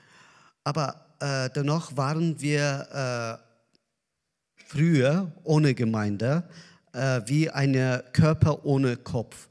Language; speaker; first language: German; non-native, learner; Azerbaijani